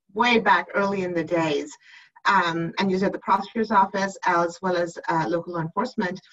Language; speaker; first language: English; native; English